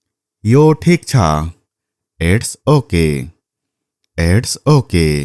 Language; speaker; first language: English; non-native, fluent; Nepali